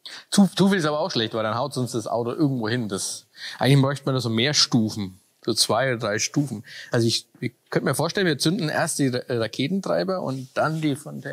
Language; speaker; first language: German; native; German